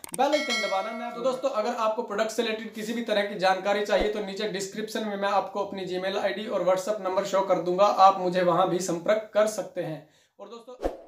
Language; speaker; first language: Hindi; native; Hindi